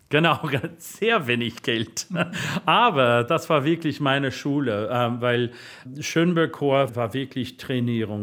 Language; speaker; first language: German; non-native, learner; English